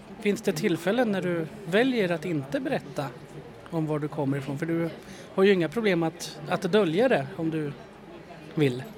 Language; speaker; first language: Swedish; native; Swedish